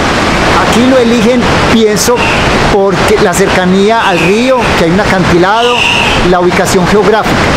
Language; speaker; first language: Spanish; native; Spanish